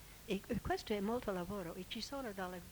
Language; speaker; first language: Italian; non-native, fluent; English